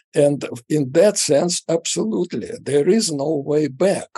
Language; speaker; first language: English; non-native, fluent; Russian